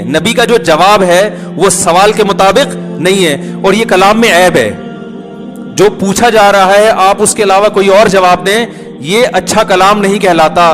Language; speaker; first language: Urdu; native; Urdu